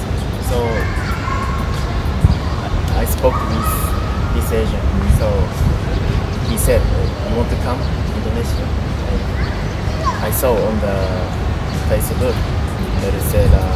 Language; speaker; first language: English; non-native, learner; Japanese